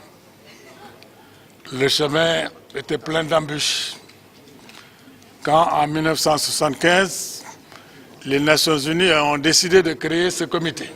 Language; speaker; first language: French; non-native, local second language; Wolof